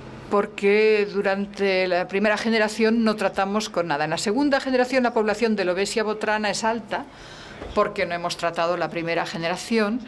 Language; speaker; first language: Spanish; non-native, fluent; Italian